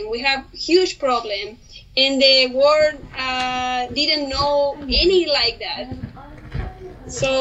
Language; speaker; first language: English; non-native, learner; Spanish